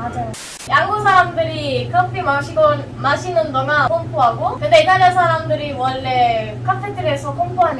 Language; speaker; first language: Korean; non-native, learner; Italian